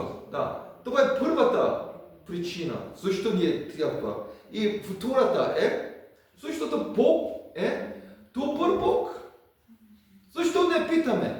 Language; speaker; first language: Bulgarian; non-native, learner; Korean